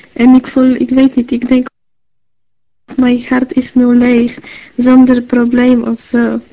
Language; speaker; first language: Dutch; non-native, learner; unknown